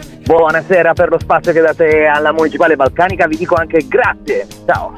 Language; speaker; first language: Italian; native; Italian